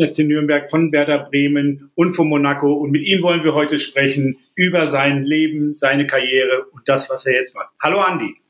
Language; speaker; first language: German; native; German